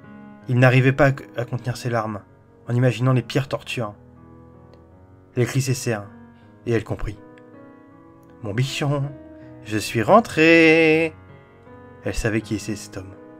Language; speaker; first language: French; native; French